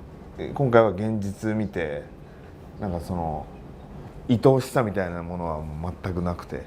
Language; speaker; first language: Japanese; native; Japanese